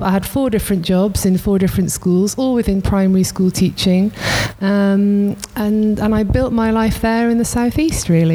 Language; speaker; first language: English; native; English